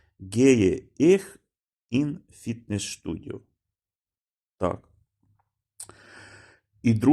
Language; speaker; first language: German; non-native, fluent; Ukrainian